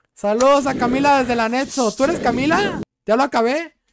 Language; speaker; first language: Spanish; native; Spanish